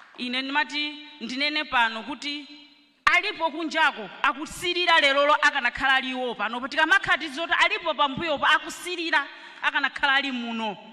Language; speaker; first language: Nyanja; native; Nyanja